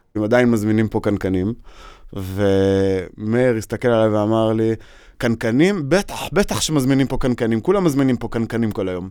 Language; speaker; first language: Hebrew; native; Hebrew